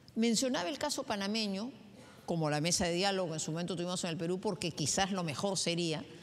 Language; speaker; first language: Spanish; native; Spanish